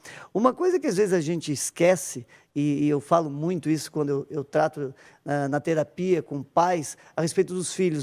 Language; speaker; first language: Portuguese; native; Portuguese